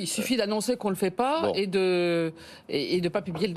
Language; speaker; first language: French; native; French